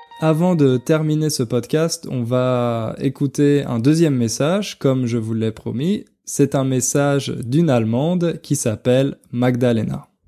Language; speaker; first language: French; native; French